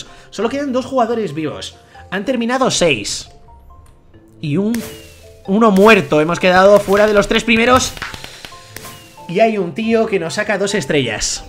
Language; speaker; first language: Spanish; native; Spanish